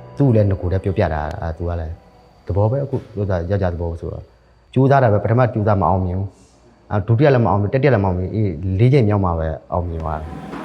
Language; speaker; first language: Burmese; native; Burmese